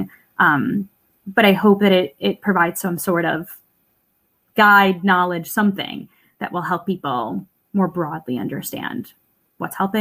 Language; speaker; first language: English; early bilingual, other home language; Russian